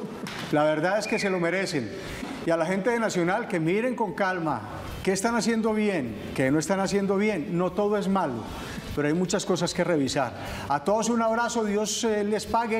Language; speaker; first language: Spanish; native; Spanish